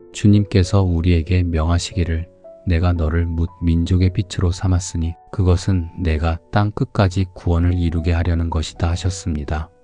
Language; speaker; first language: Korean; native; Korean